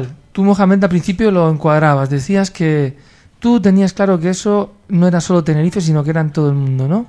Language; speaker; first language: Spanish; native; Spanish